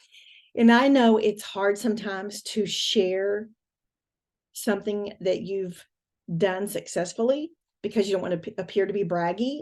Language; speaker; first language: English; native; English